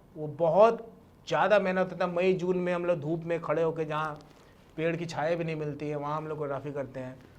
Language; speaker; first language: Hindi; non-native, local second language; Bangla